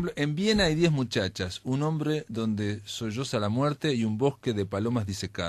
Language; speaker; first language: Spanish; native; Spanish